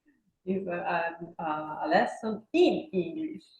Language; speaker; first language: English; non-native, learner; Italian